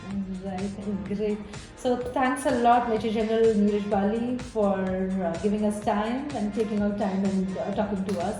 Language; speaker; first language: English; non-native, local second language; Hindi